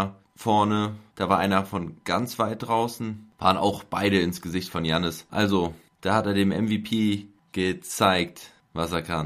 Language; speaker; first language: German; native; German